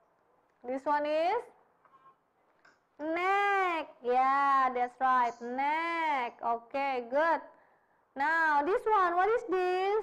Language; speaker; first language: English; non-native, fluent; Indonesian